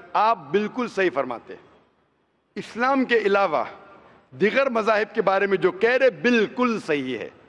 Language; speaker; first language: Hindi; non-native, local second language; Konkani